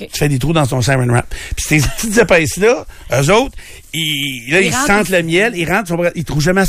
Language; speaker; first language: French; native; French